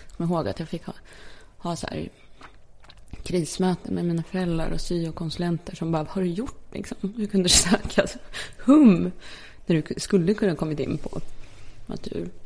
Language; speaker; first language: Swedish; early bilingual, other home language; Polish